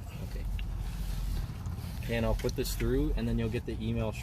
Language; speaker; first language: English; native; English